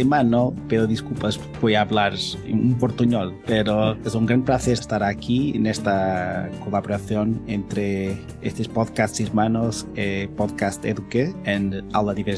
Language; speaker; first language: Spanish; non-native, learner; Portuguese